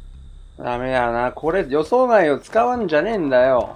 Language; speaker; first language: Japanese; native; Japanese